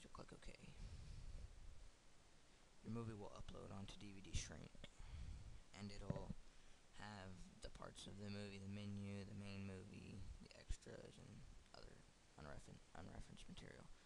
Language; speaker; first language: English; native; English